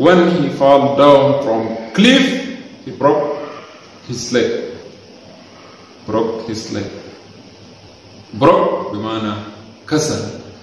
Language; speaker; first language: English; non-native, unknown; Arabic